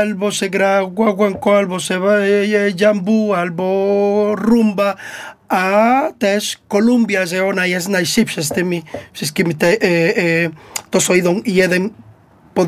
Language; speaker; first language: Polish; non-native, learner; Spanish